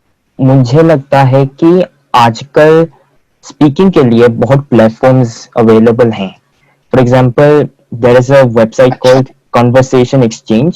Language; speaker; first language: Hindi; non-native, fluent; Korean